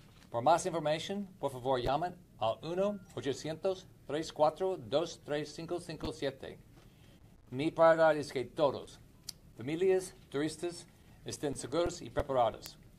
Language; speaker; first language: Spanish; non-native, learner; English